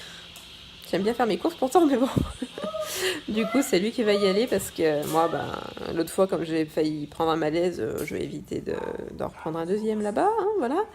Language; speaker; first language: French; native; French